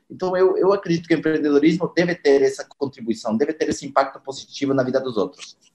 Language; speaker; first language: Portuguese; non-native, fluent; Spanish